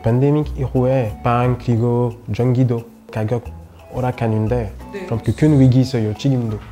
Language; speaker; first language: Korean; non-native, learner; French